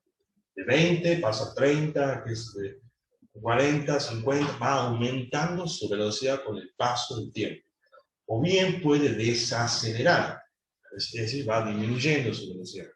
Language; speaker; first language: Spanish; native; Spanish